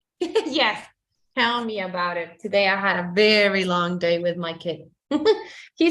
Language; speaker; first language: English; non-native, fluent; Spanish